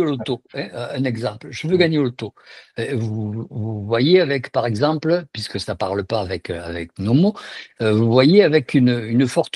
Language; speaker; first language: French; native; French